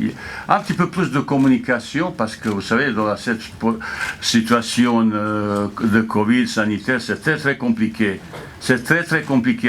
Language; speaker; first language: French; non-native, fluent; Bosnian